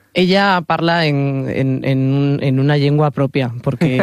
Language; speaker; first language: Catalan; non-native, learner; Spanish